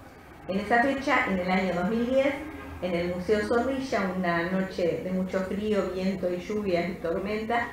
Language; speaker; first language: Spanish; native; Spanish